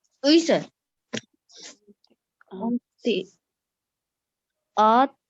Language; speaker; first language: French; non-native, learner; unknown